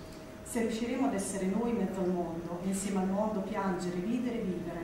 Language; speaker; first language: Italian; native; Italian